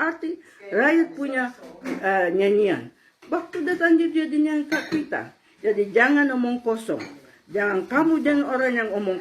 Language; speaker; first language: Indonesian; non-native, local second language; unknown